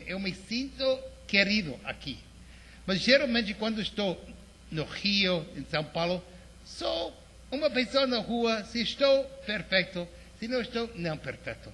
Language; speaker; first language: Portuguese; non-native, fluent; English